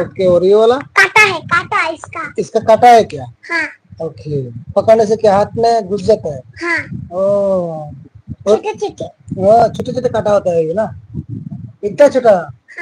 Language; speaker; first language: Hindi; non-native, local second language; Bangla